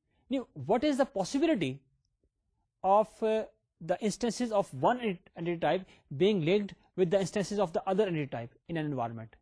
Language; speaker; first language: English; non-native, local second language; Urdu